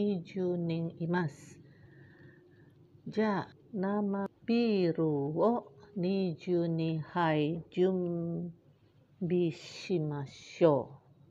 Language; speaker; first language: Japanese; non-native, fluent; Indonesian